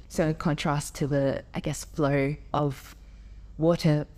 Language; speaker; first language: English; native; English